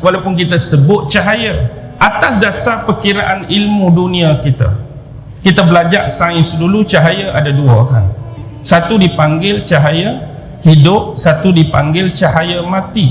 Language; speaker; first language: Malay; native; Malay